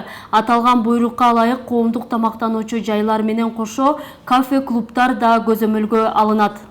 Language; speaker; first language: Kyrgyz; native; Kyrgyz